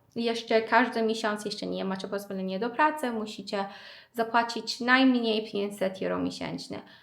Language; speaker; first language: Polish; non-native, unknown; Persian